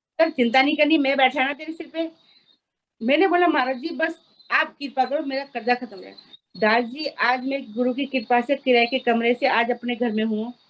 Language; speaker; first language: Hindi; non-native, local second language; Nepali